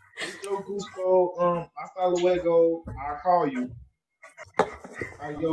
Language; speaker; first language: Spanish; non-native, learner; English